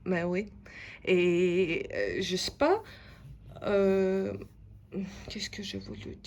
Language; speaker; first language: French; non-native, fluent; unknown